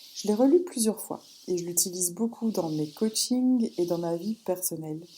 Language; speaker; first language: French; native; French